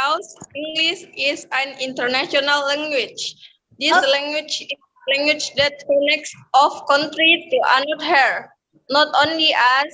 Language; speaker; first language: English; non-native, learner; Indonesian